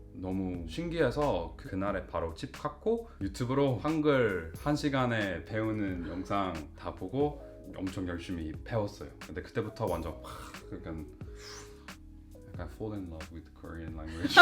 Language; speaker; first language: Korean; non-native, fluent; English